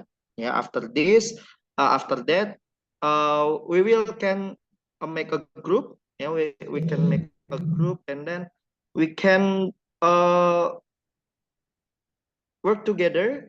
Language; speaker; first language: English; non-native, learner; Indonesian